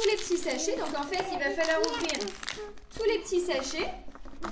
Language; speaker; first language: French; native; French